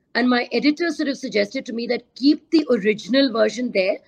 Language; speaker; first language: English; non-native, local second language; Urdu